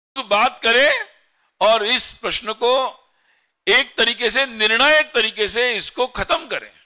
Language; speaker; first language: Hindi; non-native, local second language; Marathi